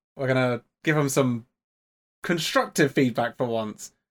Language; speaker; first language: English; native; English